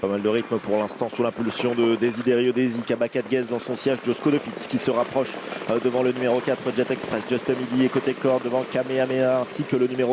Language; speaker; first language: French; native; French